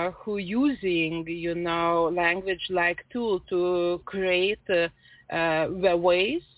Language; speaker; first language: English; non-native, fluent; Lithuanian